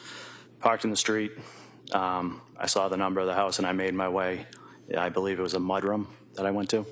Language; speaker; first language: English; native; English